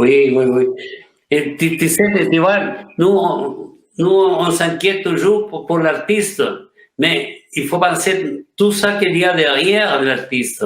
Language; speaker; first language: French; non-native, fluent; Spanish